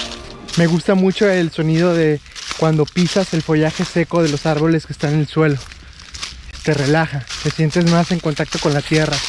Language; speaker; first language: Spanish; native; Spanish